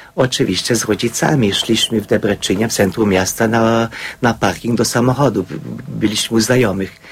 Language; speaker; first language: Polish; non-native, fluent; Hungarian